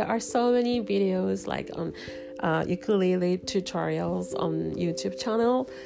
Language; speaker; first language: English; non-native, fluent; Japanese